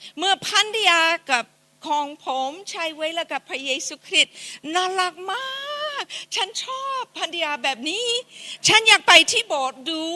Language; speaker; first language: Thai; non-native, fluent; English